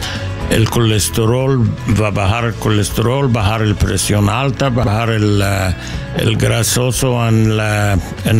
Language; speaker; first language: Spanish; non-native, learner; English